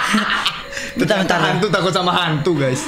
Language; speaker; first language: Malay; non-native, local second language; Sundanese